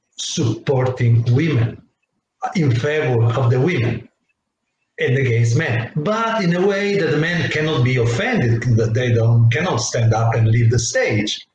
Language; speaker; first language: English; non-native, fluent; Italian